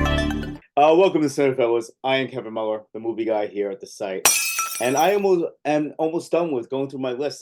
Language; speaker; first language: English; native; English